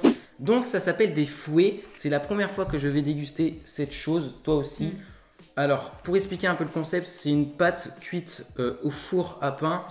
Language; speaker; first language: French; native; French